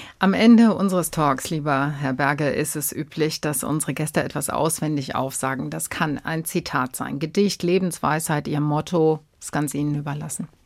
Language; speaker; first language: German; native; German